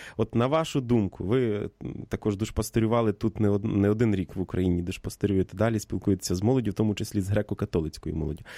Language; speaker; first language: Ukrainian; native; Ukrainian